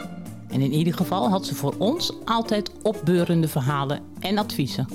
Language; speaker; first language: Dutch; native; Dutch